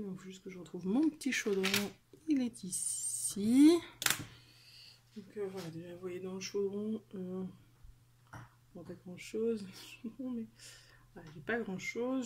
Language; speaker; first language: French; native; French